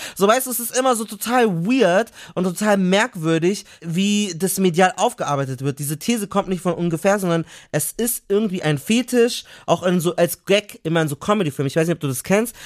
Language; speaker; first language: German; native; German